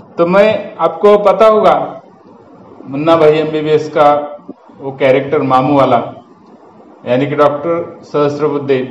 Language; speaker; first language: Hindi; non-native, local second language; Marathi